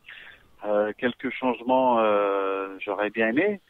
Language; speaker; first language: French; native; French